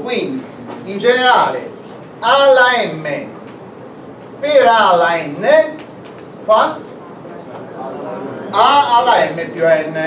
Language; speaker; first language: Italian; native; Italian